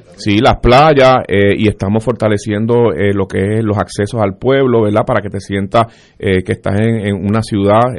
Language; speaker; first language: Spanish; native; Spanish